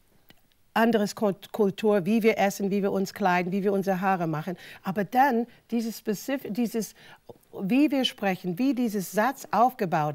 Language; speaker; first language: German; non-native, fluent; English